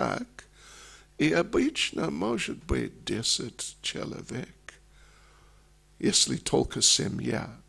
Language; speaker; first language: Russian; non-native, learner; English